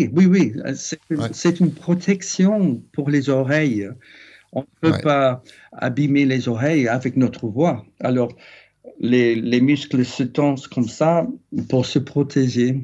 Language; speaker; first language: French; non-native, fluent; English